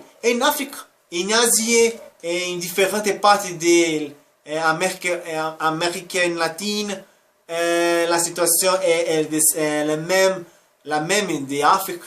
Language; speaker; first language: French; non-native, learner; Spanish